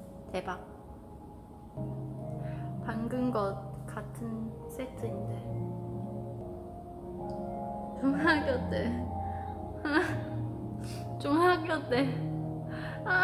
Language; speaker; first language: Korean; non-native, learner; Chinese